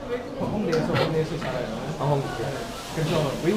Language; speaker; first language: Korean; non-native, learner; English